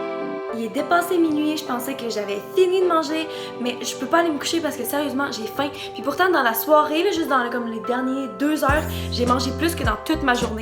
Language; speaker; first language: French; native; French